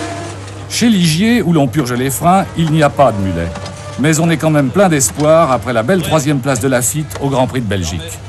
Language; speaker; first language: French; native; French